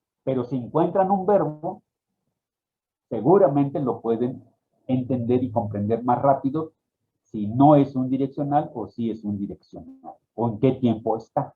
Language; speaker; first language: Spanish; native; Spanish